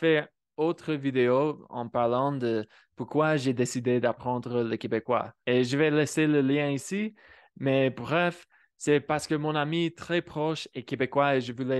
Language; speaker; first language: French; non-native, fluent; English